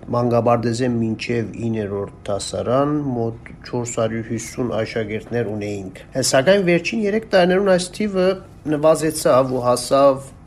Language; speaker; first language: Armenian; native; Armenian